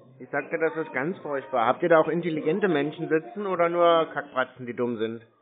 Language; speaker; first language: German; native; German